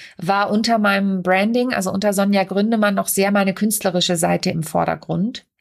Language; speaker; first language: German; native; German